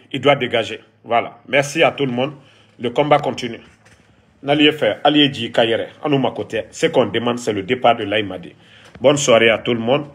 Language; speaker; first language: French; non-native, local second language; Mandingo